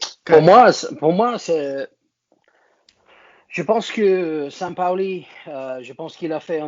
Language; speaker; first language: French; non-native, learner; English